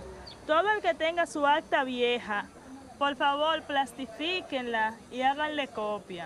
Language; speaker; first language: Spanish; native; Spanish